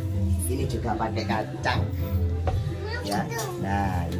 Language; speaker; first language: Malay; non-native, local second language; Javanese